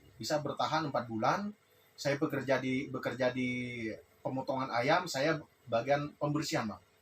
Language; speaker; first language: Indonesian; non-native, local second language; Madurese